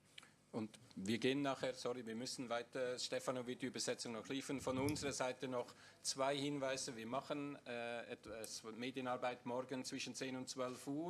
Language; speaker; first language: German; native; German